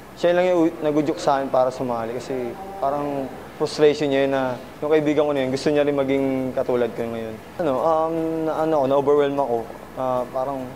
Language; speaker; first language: Filipino; native; Filipino